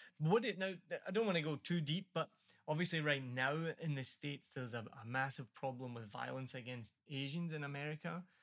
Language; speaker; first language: English; native; English